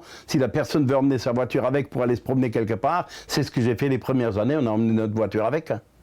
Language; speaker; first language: French; native; French